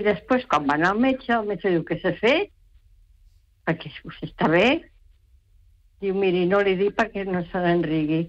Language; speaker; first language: Catalan; native; Catalan